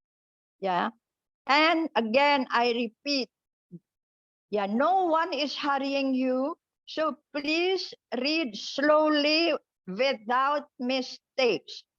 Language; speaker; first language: English; non-native, fluent; Indonesian